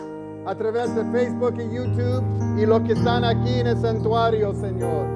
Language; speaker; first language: Spanish; early bilingual, heritage; English